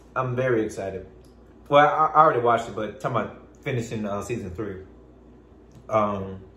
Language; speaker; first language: English; native; English